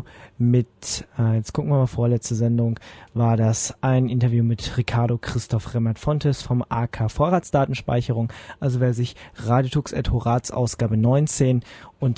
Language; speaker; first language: German; native; German